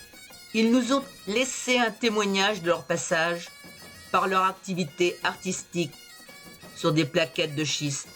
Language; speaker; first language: French; native; French